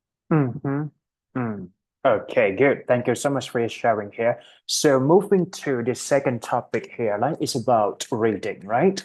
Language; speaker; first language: English; non-native, fluent; Thai